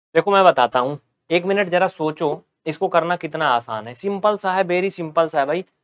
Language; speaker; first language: Hindi; native; Hindi